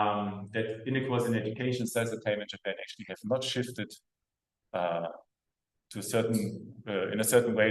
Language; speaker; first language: English; non-native, fluent; German